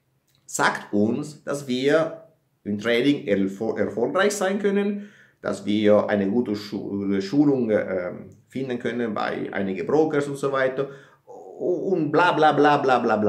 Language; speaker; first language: German; non-native, fluent; Italian